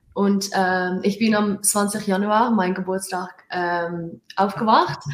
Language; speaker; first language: German; non-native, learner; Dutch